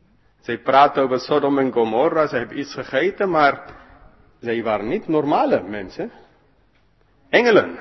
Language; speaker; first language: Dutch; non-native, fluent; English